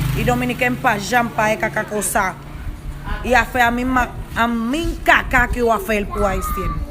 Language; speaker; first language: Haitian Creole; non-native, learner; Spanish